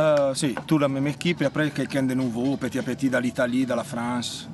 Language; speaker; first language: French; non-native, fluent; Italian